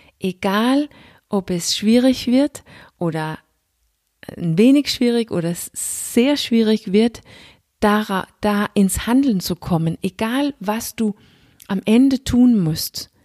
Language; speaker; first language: German; non-native, fluent; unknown